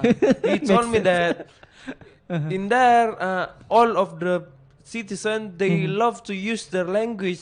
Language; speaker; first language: English; non-native, fluent; Indonesian